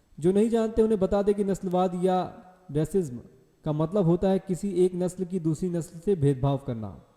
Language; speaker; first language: Hindi; native; Hindi